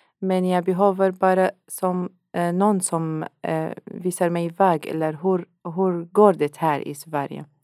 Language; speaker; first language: Swedish; non-native, learner; Arabic